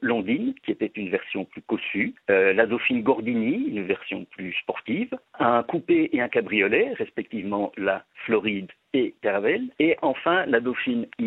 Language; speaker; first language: French; native; French